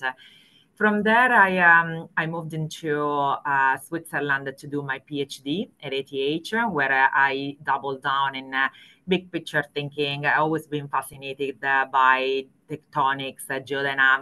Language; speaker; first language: English; non-native, fluent; Italian